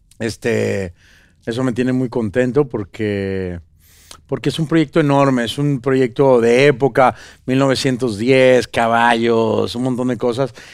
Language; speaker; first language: Spanish; native; Spanish